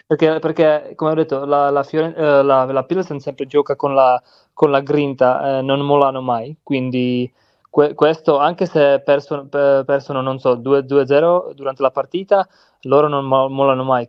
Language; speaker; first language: Italian; non-native, learner; Czech